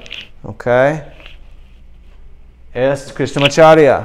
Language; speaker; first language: Spanish; non-native, learner; English